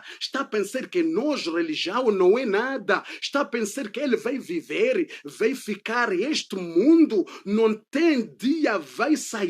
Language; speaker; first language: Portuguese; non-native, learner; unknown